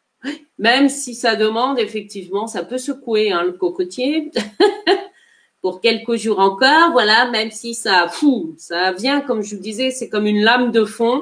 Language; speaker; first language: French; native; French